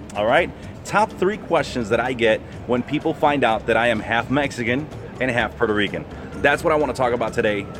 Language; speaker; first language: English; early bilingual, other home language; Spanish